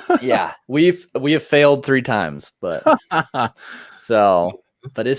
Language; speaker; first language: English; native; English